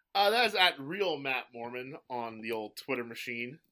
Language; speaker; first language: English; native; English